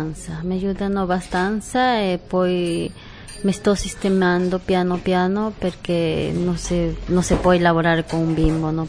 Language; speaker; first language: Italian; non-native, learner; Spanish